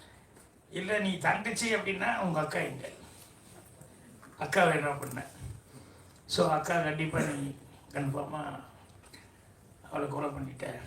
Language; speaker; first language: Tamil; native; Tamil